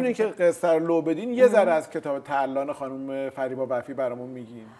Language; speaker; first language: Persian; native; Persian